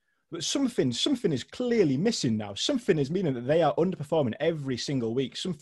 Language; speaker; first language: English; native; English